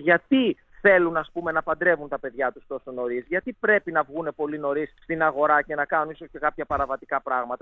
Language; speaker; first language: Greek; native; Greek